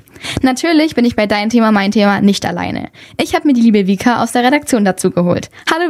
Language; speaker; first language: German; native; German